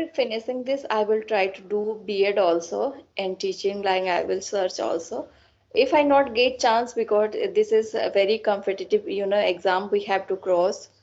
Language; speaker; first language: English; non-native, learner; Assamese